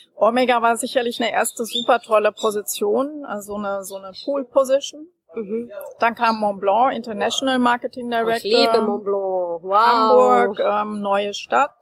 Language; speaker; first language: German; native; German